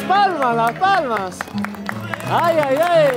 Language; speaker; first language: Spanish; native; Spanish